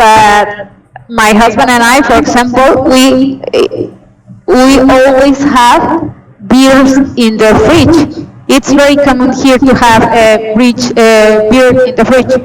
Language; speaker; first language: English; non-native, fluent; Spanish